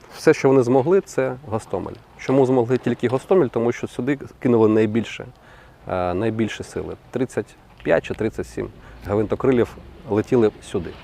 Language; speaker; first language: Ukrainian; non-native, local second language; Russian